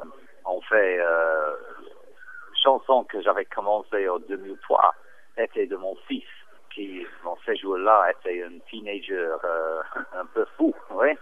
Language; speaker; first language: French; non-native, fluent; English